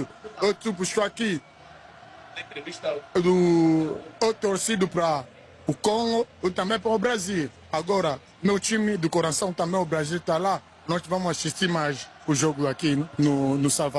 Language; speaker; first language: Portuguese; non-native, learner; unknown